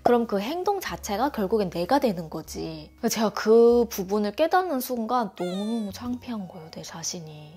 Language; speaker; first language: Korean; native; Korean